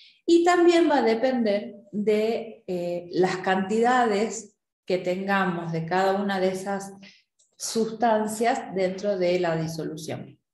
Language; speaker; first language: Spanish; native; Spanish